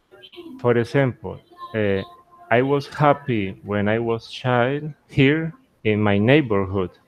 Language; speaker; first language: English; non-native, learner; Spanish